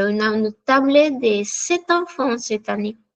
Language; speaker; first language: French; non-native, fluent; Spanish